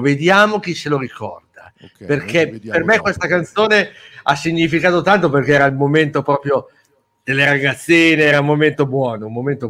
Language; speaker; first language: Italian; native; Italian